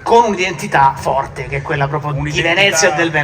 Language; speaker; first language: Italian; native; Italian